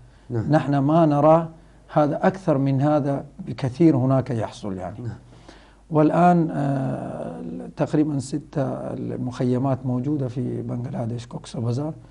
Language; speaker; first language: Arabic; non-native, fluent; Rohingya